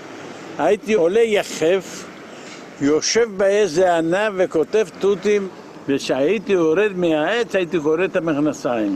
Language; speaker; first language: Hebrew; non-native, fluent; Ladino